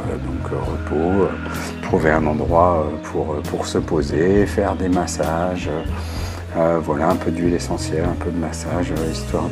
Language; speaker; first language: French; native; French